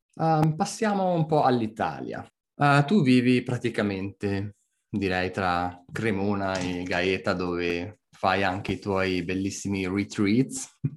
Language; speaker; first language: Italian; native; Italian